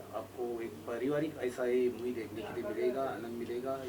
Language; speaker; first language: Hindi; non-native, local second language; Marathi